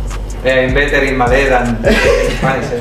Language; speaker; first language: English; non-native, fluent; Spanish